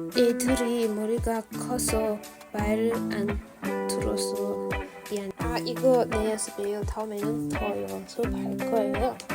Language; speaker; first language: Korean; non-native, learner; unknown